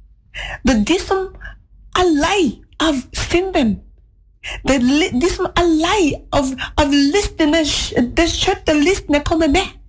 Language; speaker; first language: Norwegian; non-native, fluent; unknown